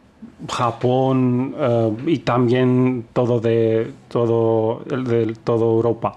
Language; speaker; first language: Spanish; non-native, fluent; Greek